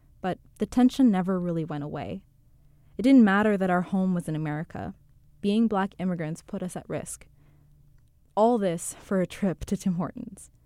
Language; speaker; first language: English; early bilingual, other home language; Rundi